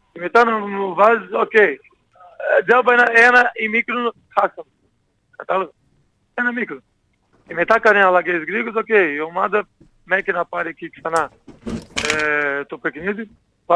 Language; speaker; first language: Greek; non-native, learner; Portuguese